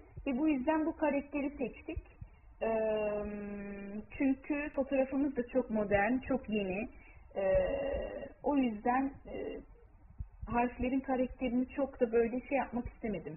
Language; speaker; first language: Turkish; early bilingual, heritage; Turkish